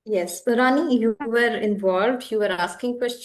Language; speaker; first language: English; non-native, local second language; Hindi